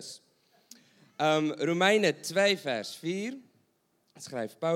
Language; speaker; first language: Dutch; non-native, learner; English